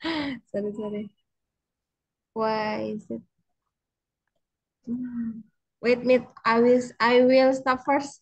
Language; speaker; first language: English; non-native, learner; Indonesian